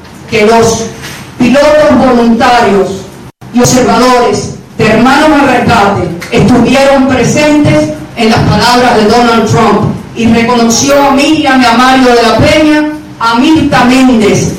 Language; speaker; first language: Spanish; native; Spanish